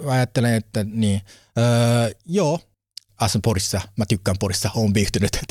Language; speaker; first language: Finnish; non-native, learner; Japanese